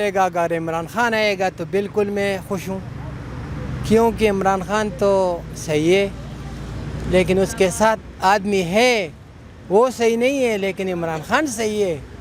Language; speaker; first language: Hindi; non-native, local second language; Pashto